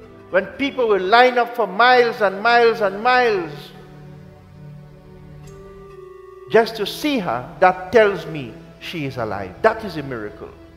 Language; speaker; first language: English; native; English